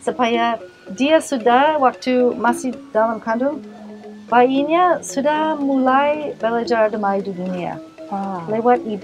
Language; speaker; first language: Indonesian; non-native, learner; English